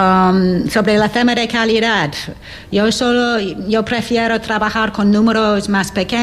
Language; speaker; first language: Spanish; non-native, learner; English